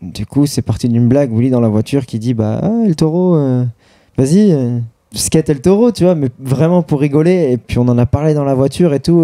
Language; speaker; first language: French; native; French